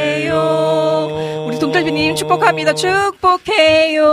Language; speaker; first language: Korean; native; Korean